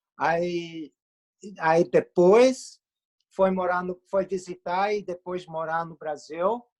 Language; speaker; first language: Portuguese; non-native, fluent; English